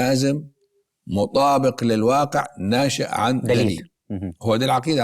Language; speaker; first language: Arabic; native; Arabic